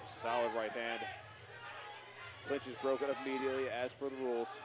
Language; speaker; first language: English; native; English